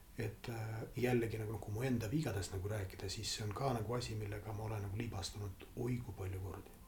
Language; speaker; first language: Estonian; non-native, local second language; Russian